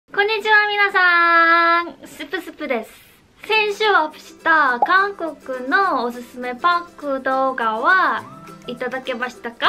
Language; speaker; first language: Japanese; non-native, fluent; Korean